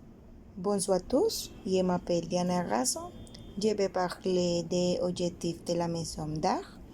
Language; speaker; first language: French; non-native, learner; Spanish